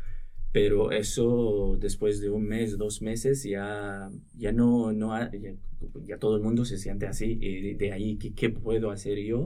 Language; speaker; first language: Spanish; non-native, local second language; Arabic